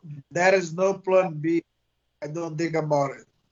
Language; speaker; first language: English; non-native, fluent; Portuguese